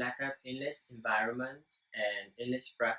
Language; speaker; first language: English; non-native, learner; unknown